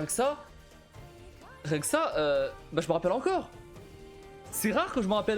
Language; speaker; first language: French; native; French